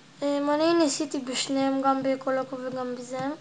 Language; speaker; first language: Hebrew; native; Hebrew